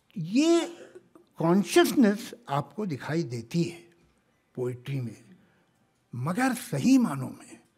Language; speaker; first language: Hindi; native; Hindi